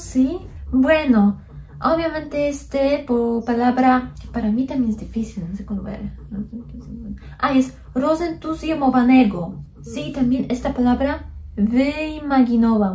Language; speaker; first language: Spanish; non-native, fluent; Polish